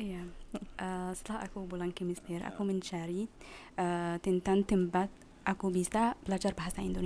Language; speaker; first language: Indonesian; non-native, learner; Arabic